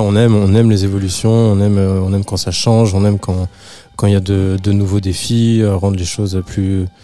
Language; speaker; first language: French; native; French